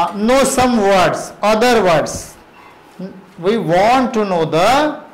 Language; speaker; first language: English; non-native, local second language; Marathi